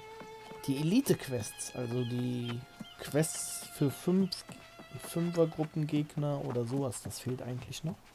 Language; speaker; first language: German; native; German